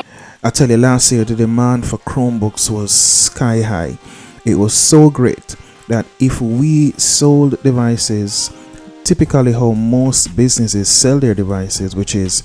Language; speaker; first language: English; native; English